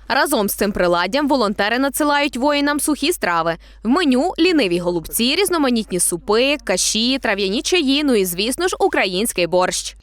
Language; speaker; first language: Ukrainian; native; Ukrainian